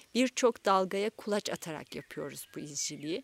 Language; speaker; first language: Turkish; native; Turkish